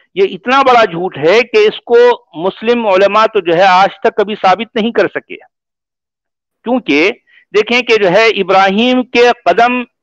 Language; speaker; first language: Hindi; native; Hindi